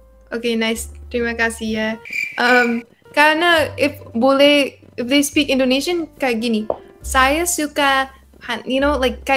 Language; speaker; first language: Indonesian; early bilingual, heritage; Indonesian